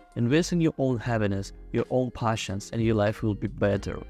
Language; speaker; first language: English; non-native, fluent; Russian